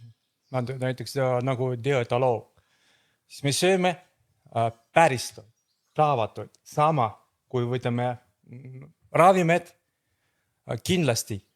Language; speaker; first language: Estonian; non-native, fluent; Russian